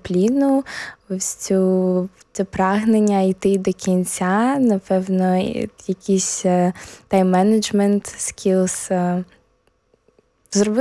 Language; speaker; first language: Ukrainian; native; Ukrainian